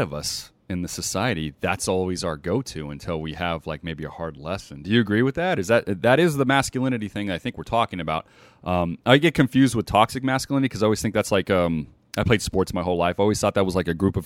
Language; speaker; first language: English; native; English